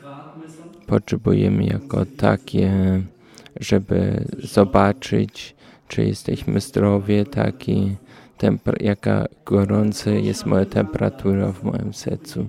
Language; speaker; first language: Polish; early bilingual, heritage; Polish